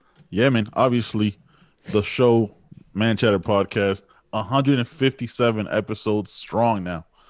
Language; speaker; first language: English; early bilingual, other home language; Spanish